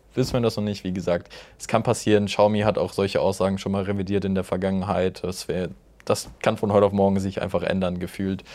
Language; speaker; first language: German; native; German